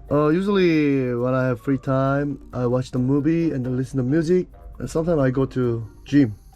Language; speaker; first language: English; non-native, learner; Korean